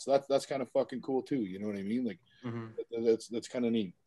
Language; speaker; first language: English; native; English